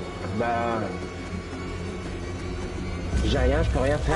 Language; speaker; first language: French; native; French